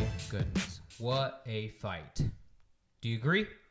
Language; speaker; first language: English; early bilingual, other home language; Spanish